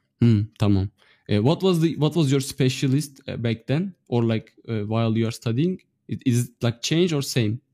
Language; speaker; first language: English; non-native, fluent; Turkish